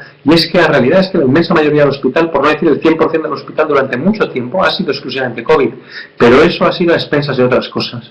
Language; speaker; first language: Spanish; native; Spanish